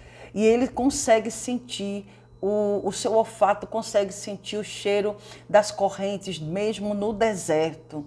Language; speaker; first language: Portuguese; native; Portuguese